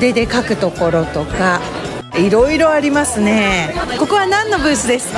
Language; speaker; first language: Japanese; native; Japanese